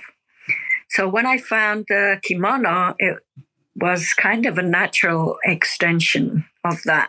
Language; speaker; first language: English; native; English